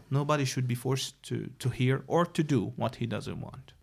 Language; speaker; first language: English; non-native, fluent; Arabic